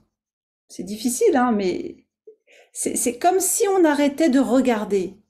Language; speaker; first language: French; native; French